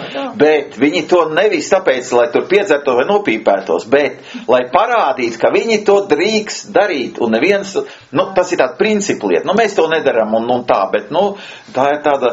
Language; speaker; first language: Latvian; native; Latvian